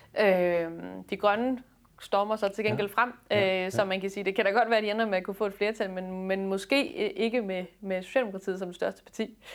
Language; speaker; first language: Danish; native; Danish